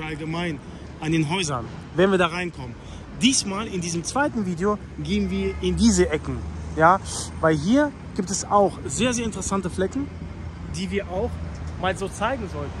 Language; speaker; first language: German; native; German